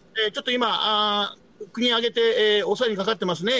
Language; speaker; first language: Japanese; native; Japanese